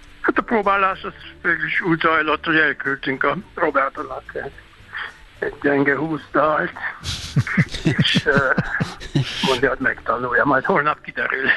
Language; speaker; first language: Hungarian; non-native, fluent; German